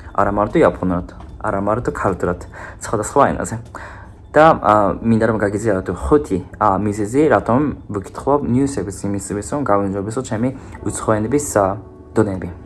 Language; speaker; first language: Georgian; non-native, fluent; Japanese